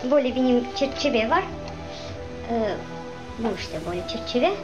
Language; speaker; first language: Turkish; non-native, learner; Russian